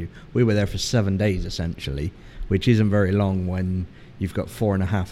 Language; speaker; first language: English; native; English